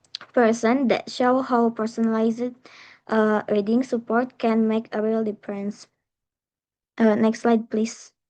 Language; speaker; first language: English; non-native, learner; Indonesian